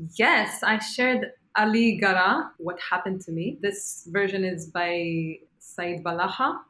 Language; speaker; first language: English; non-native, fluent; Hebrew